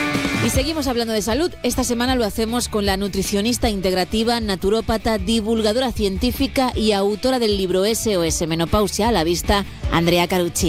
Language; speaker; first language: Spanish; native; Spanish